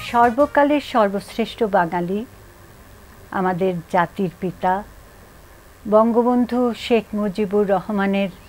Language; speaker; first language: Bangla; native; Bangla